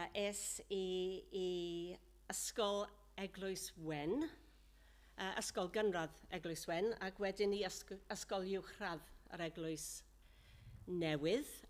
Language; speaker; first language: Welsh; non-native, local second language; English